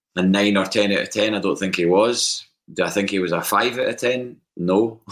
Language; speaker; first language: English; native; English